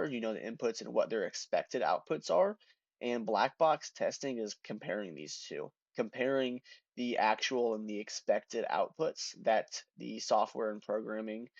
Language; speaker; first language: English; native; English